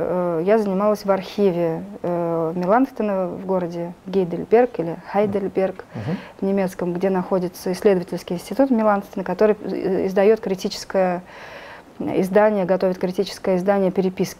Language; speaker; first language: Russian; native; Russian